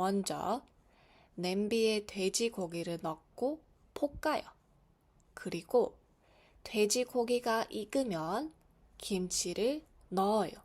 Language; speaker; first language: Korean; non-native, fluent; Mongolian